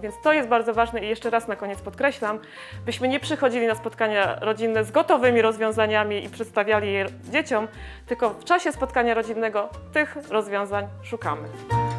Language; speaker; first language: Polish; native; Polish